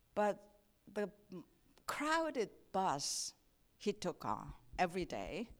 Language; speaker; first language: English; non-native, fluent; Korean